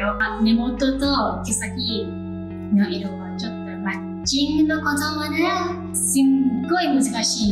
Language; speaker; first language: Japanese; non-native, learner; English